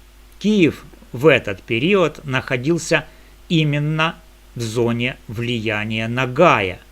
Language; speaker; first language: Russian; native; Russian